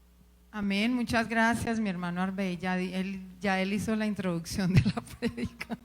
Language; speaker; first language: Spanish; native; Spanish